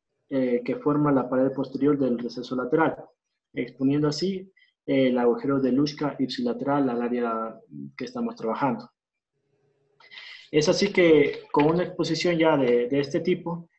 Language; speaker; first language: Spanish; native; Spanish